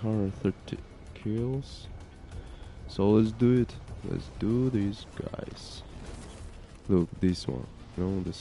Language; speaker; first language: English; non-native, learner; Ukrainian